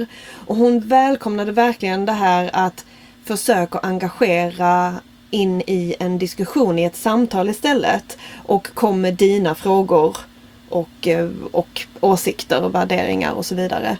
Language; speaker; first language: Swedish; native; Swedish